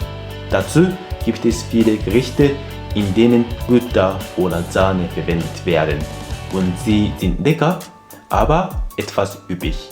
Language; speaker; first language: German; non-native, fluent; Japanese